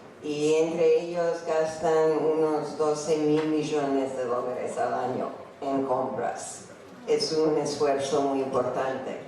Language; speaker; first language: Spanish; non-native, fluent; English